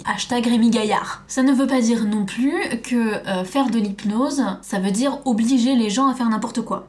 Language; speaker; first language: French; native; French